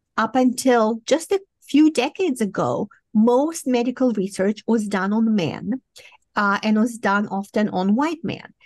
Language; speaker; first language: English; non-native, fluent; Romanian